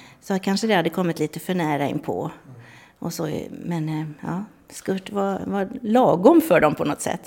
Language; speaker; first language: Swedish; native; Swedish